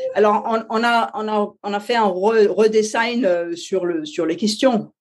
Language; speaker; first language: French; non-native, fluent; Danish